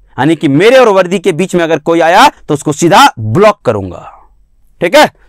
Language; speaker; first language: Hindi; native; Hindi